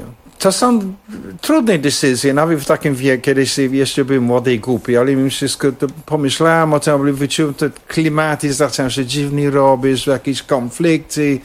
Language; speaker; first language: Polish; non-native, fluent; English